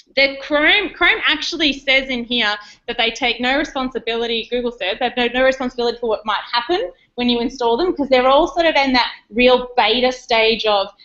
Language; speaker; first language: English; native; English